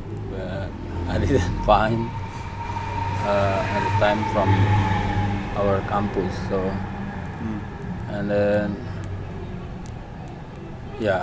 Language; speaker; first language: English; non-native, learner; Indonesian